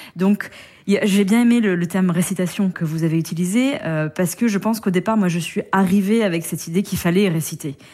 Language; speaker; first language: French; native; French